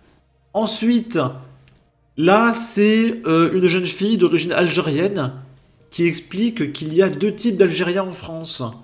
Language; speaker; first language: French; native; French